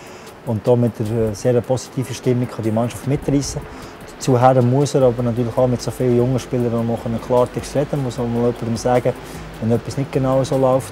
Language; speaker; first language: German; native; German